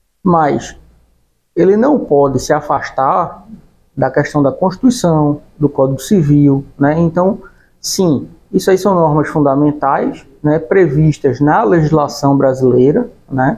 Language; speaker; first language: Portuguese; native; Portuguese